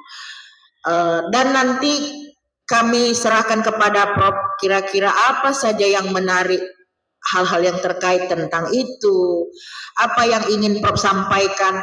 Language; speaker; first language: Indonesian; native; Indonesian